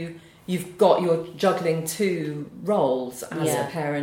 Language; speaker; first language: English; native; English